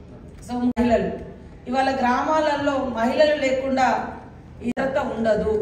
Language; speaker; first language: Telugu; native; Telugu